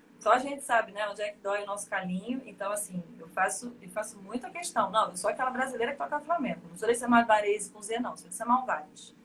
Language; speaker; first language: Portuguese; native; Portuguese